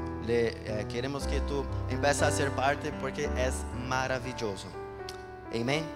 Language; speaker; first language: Spanish; non-native, learner; Portuguese